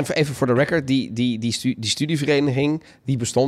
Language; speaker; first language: Dutch; native; Dutch